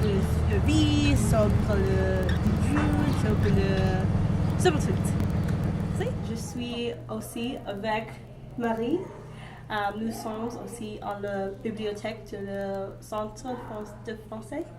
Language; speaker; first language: French; non-native, learner; English